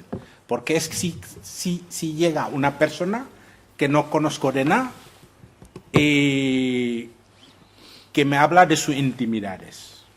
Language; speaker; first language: Spanish; non-native, fluent; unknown